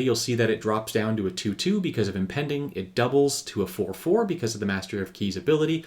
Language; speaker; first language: English; native; English